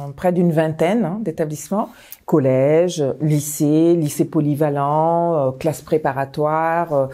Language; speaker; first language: French; early bilingual, other home language; Bambara